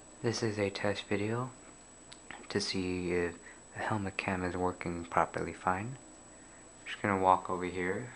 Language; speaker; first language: English; native; English